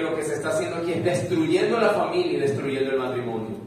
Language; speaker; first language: Spanish; native; Spanish